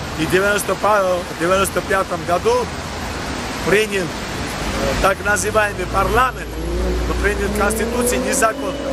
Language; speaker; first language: Russian; non-native, local second language; Georgian